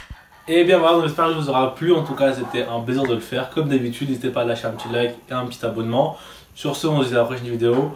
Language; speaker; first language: French; native; French